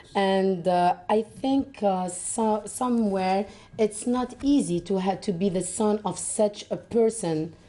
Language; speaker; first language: English; non-native, fluent; Arabic